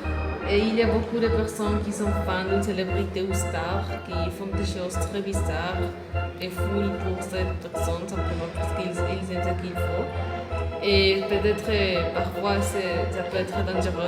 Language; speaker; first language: French; non-native, learner; Spanish